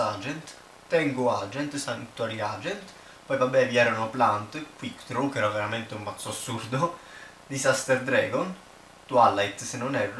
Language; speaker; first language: Italian; native; Italian